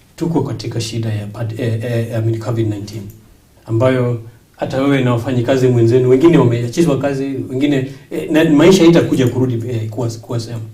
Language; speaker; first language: Swahili; non-native, local second language; Luo (Kenya and Tanzania)